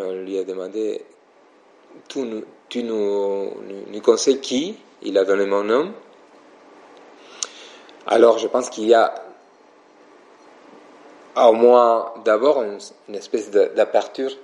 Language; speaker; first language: French; non-native, fluent; Spanish